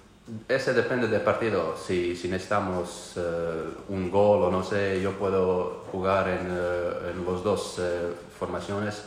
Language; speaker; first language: Spanish; non-native, learner; Croatian